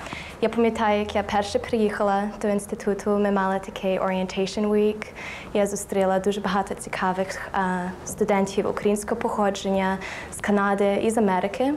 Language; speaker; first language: Ukrainian; early bilingual, heritage; Ukrainian